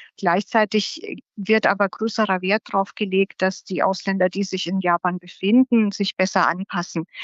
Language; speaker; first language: German; native; German